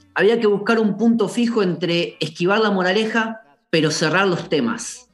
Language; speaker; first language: Spanish; native; Spanish